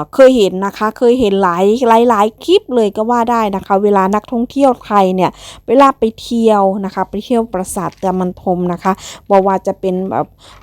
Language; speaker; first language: Thai; non-native, local second language; Northeastern Thai